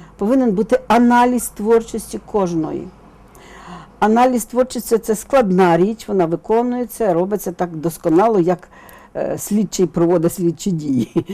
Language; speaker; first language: Ukrainian; native; Ukrainian